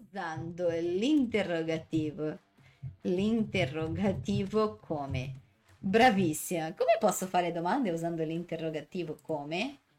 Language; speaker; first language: Italian; non-native, fluent; Portuguese